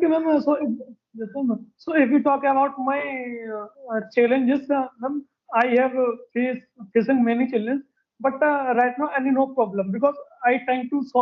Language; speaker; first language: English; non-native, learner; Hindi